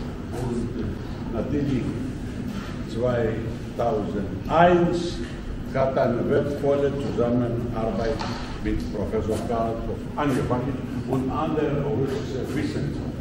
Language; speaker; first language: German; non-native, fluent; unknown